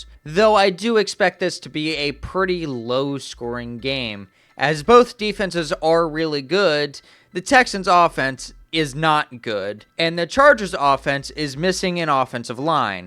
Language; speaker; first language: English; native; English